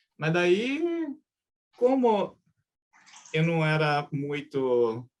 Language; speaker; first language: Portuguese; early bilingual, other home language; Japanese